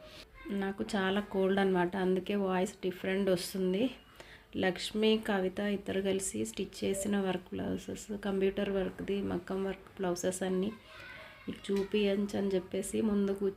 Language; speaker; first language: Telugu; native; Telugu